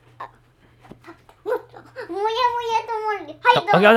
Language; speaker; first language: Japanese; early bilingual, heritage; Japanese